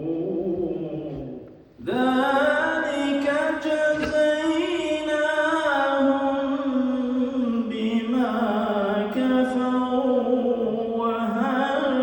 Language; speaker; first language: Arabic; native; Arabic